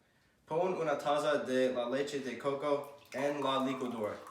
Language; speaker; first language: Spanish; non-native, learner; English